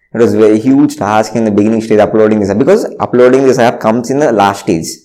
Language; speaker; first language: English; non-native, local second language; Telugu